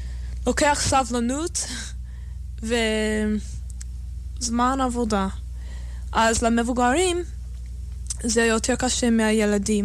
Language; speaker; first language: Hebrew; non-native, fluent; English